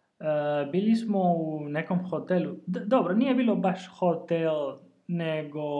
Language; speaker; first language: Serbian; non-native, learner; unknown